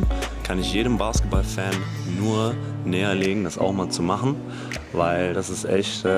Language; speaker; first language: German; native; German